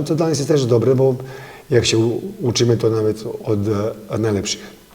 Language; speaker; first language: Polish; non-native, fluent; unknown